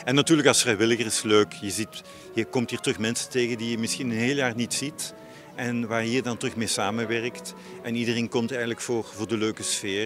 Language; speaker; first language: Dutch; native; Dutch